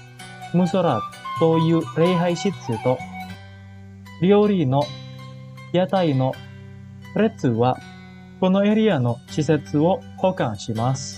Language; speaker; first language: Japanese; non-native, fluent; Indonesian